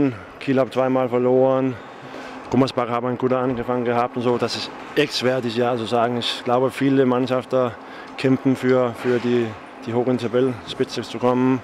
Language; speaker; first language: German; non-native, learner; Danish